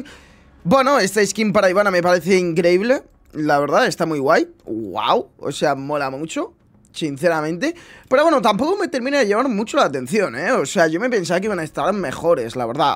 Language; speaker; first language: Spanish; native; Spanish